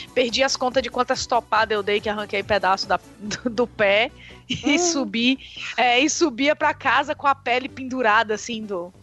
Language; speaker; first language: Portuguese; native; Portuguese